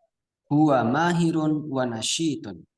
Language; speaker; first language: Arabic; non-native, fluent; Indonesian